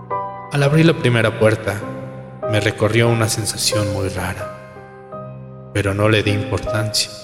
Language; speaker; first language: Spanish; native; Spanish